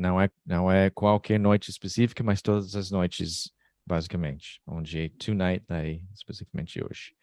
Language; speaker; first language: Portuguese; non-native, fluent; English